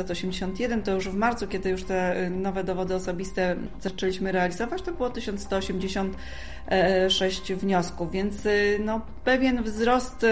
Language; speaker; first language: Polish; native; Polish